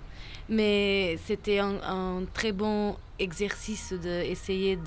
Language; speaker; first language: French; non-native, fluent; Portuguese